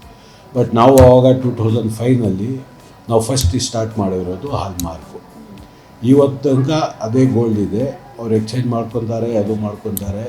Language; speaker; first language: Kannada; non-native, local second language; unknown